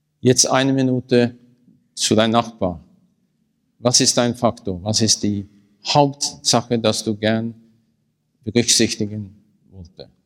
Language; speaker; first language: German; non-native, learner; Norwegian